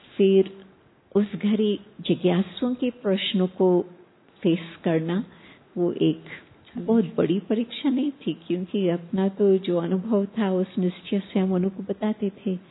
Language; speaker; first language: Hindi; non-native, fluent; English